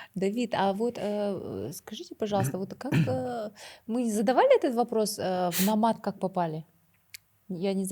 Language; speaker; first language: Russian; non-native, local second language; Kazakh